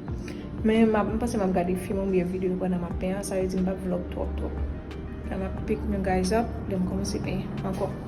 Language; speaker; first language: French; non-native, learner; Haitian Creole